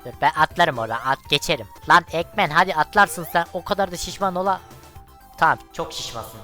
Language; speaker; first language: Turkish; native; Turkish